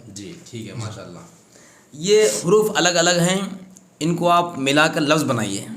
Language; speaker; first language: Urdu; native; Urdu